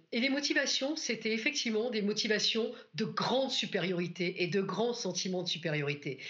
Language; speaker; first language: French; native; French